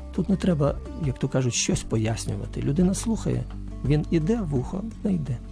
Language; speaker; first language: Ukrainian; native; Ukrainian